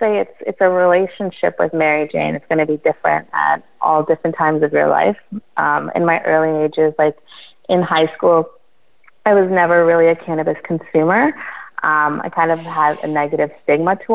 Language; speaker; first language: English; native; English